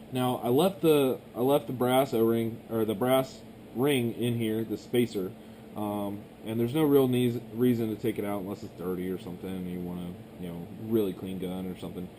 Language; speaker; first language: English; native; English